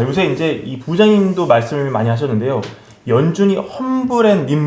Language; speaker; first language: Korean; native; Korean